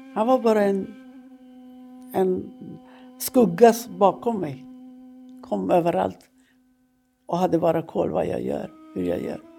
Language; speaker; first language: Swedish; non-native, fluent; Persian